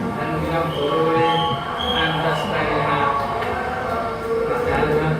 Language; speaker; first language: Arabic; non-native, fluent; Indonesian